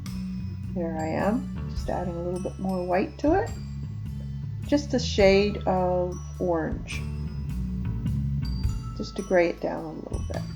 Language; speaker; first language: English; native; English